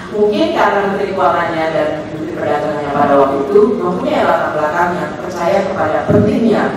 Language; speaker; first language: Indonesian; native; Indonesian